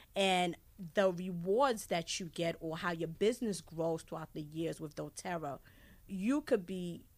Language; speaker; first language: English; early bilingual, other home language; Haitian Creole